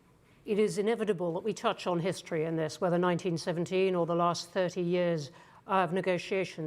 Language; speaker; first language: English; native; English